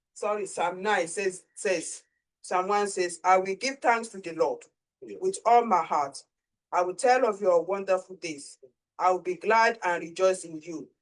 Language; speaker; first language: English; non-native, local second language; Yoruba